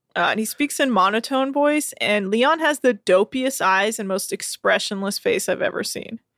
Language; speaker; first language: English; native; English